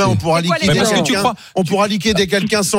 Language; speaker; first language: French; native; French